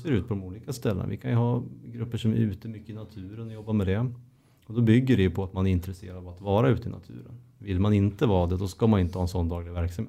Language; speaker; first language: Swedish; native; Swedish